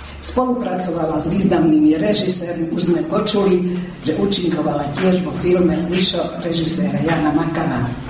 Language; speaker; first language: Slovak; early bilingual, heritage; Slovak